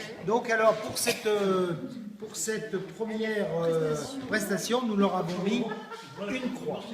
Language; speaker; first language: French; native; French